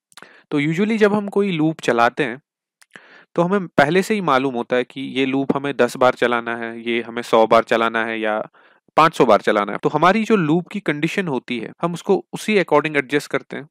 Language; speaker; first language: Hindi; non-native, local second language; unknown